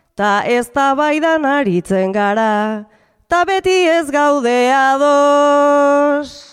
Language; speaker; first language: Basque; native; Basque